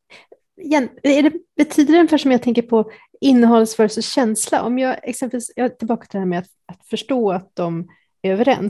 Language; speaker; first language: Swedish; native; Swedish